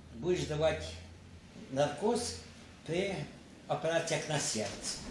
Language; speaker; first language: Russian; non-native, local second language; Ukrainian